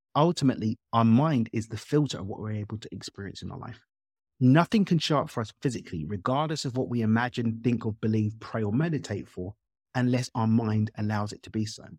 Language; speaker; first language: English; native; English